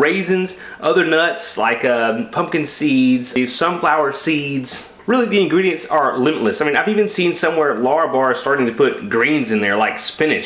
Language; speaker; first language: English; native; English